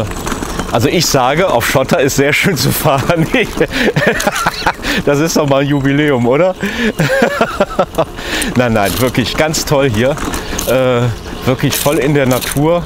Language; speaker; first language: German; native; German